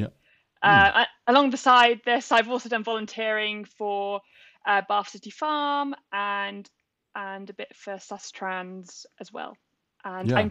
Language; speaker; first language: English; native; English